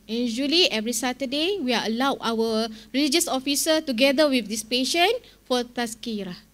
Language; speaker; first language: English; non-native, local second language; Malay